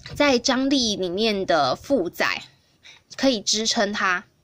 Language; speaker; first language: Chinese; native; Chinese